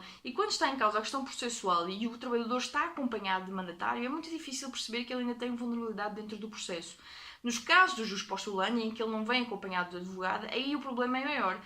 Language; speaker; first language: Portuguese; native; Portuguese